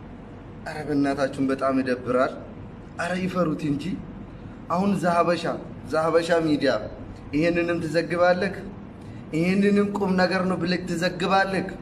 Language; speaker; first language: Amharic; non-native, local second language; Oromo